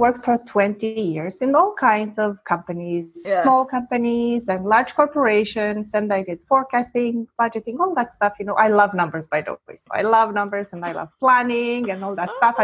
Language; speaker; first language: English; non-native, fluent; Romanian